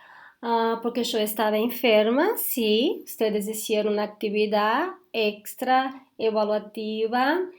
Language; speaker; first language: Spanish; non-native, fluent; Portuguese